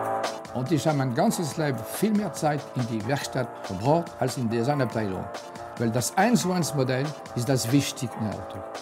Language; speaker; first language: German; non-native, fluent; French